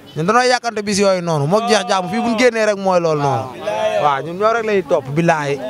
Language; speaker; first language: Wolof; native; Wolof